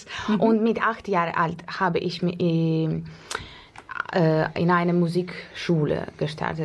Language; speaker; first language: German; non-native, fluent; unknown